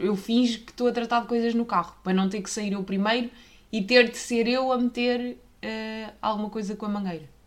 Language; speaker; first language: Portuguese; native; Portuguese